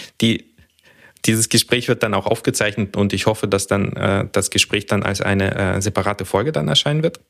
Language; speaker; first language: German; early bilingual, other home language; Russian